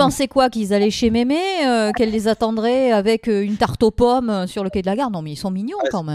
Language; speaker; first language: French; native; French